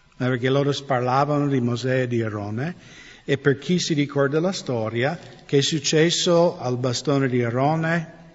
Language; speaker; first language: Italian; non-native, fluent; English